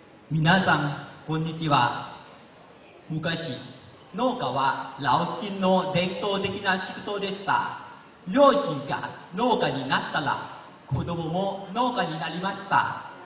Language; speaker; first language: Japanese; non-native, learner; Lao